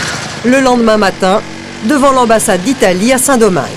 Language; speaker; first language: French; native; French